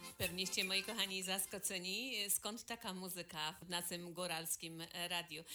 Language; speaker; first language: Polish; native; Polish